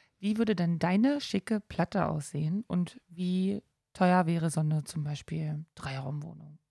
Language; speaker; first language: German; native; German